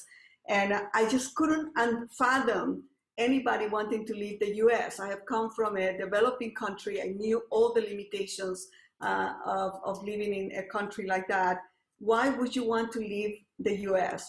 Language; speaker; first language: English; non-native, fluent; Spanish